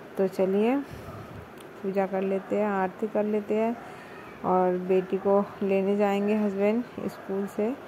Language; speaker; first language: Hindi; non-native, local second language; Bangla